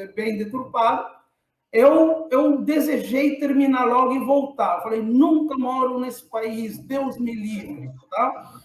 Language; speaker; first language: Portuguese; non-native, local second language; Kabuverdianu